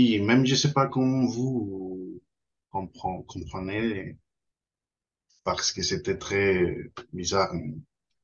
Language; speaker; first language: French; non-native, fluent; Spanish